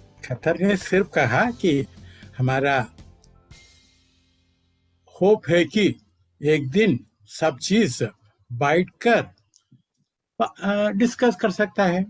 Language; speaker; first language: Hindi; non-native, local second language; Malayalam